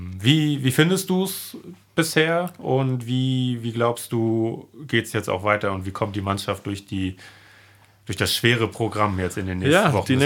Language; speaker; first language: German; native; German